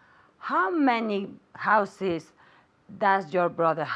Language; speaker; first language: English; non-native, learner; Spanish